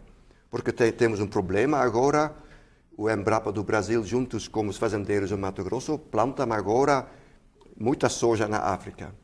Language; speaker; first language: Portuguese; non-native, fluent; Dutch